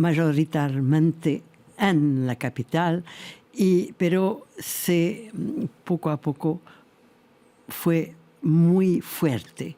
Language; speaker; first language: Spanish; non-native, fluent; French